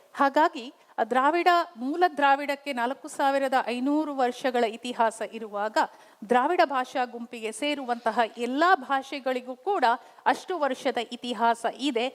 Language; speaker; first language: Kannada; non-native, local second language; Kodava